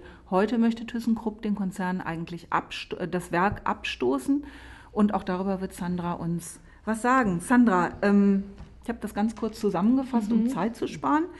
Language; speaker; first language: German; native; German